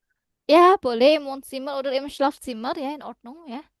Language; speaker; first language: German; non-native, fluent; Indonesian